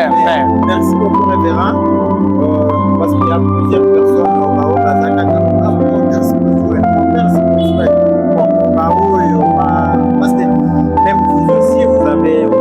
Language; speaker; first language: French; non-native, local second language; Lingala